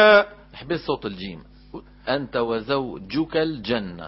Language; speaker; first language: Arabic; native; Arabic